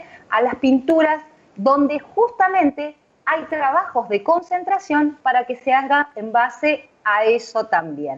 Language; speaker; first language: Spanish; native; Spanish